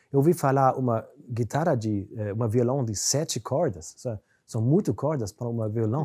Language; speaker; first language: Portuguese; non-native, learner; German